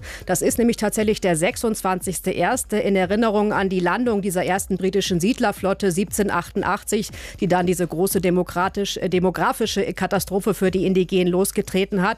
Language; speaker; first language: German; native; German